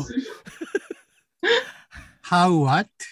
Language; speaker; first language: English; non-native, learner; Japanese